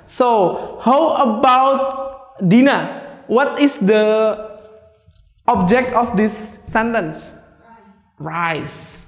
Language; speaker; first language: English; non-native, fluent; Indonesian